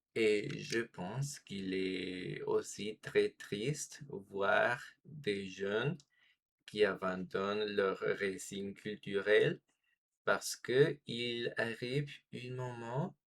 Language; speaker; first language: French; non-native, fluent; Spanish